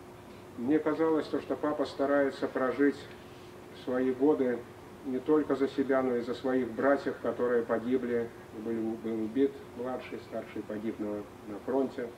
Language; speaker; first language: Russian; native; Russian